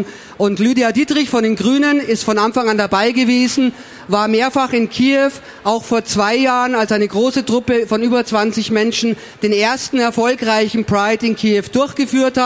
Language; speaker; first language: German; native; German